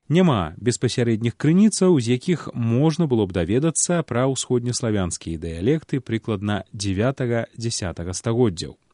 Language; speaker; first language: Belarusian; native; Belarusian